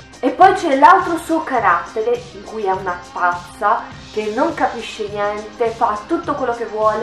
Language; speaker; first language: Italian; native; Italian